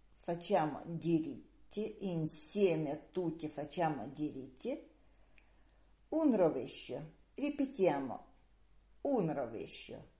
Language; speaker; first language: Italian; non-native, learner; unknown